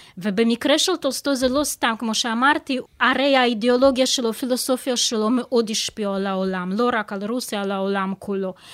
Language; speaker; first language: Hebrew; non-native, fluent; Russian